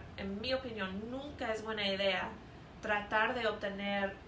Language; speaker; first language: Spanish; non-native, fluent; English